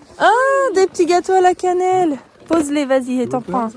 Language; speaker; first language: French; native; French